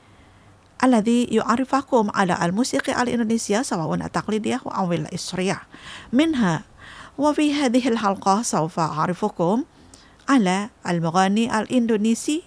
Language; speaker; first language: Arabic; non-native, fluent; Indonesian